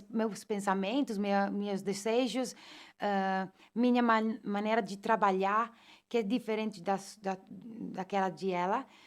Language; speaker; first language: Portuguese; non-native, fluent; Italian